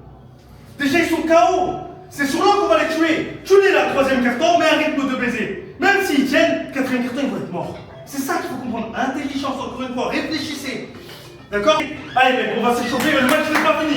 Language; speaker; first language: French; native; French